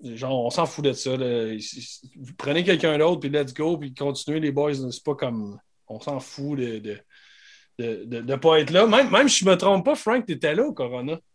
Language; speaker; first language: French; native; French